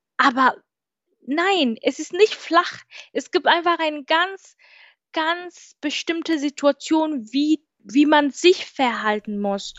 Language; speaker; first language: German; non-native, fluent; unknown